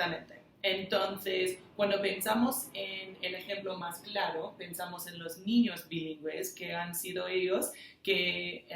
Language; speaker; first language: Spanish; non-native, fluent; English